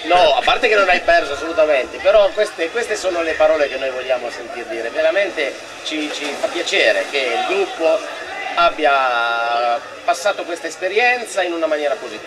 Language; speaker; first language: Italian; native; Italian